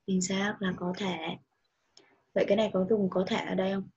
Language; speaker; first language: Vietnamese; native; Vietnamese